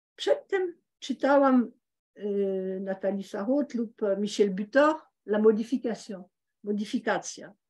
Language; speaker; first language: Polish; early bilingual, heritage; Polish